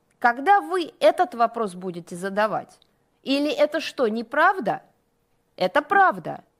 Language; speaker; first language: Russian; native; Russian